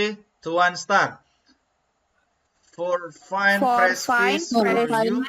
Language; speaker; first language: English; non-native, learner; Indonesian